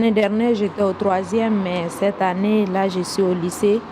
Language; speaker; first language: French; non-native, local second language; Mandingo